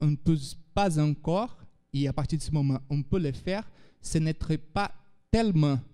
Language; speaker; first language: French; non-native, fluent; Portuguese